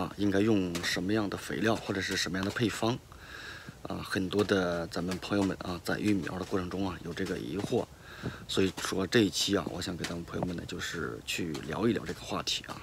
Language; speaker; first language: Chinese; native; Chinese